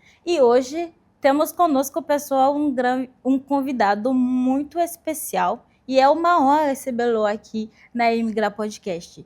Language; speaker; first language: Portuguese; non-native, fluent; Haitian Creole